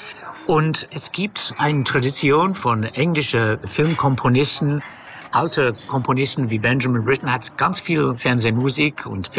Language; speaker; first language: German; non-native, fluent; English